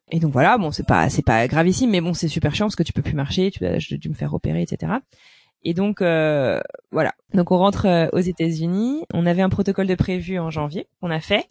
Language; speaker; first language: French; native; French